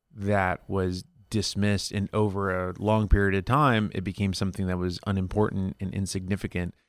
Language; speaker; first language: English; early bilingual, other home language; Spanish